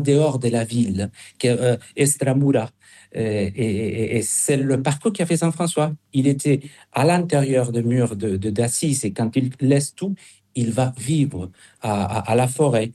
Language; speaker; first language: French; non-native, fluent; Spanish